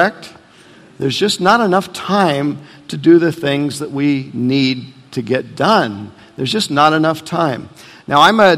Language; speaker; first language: English; native; English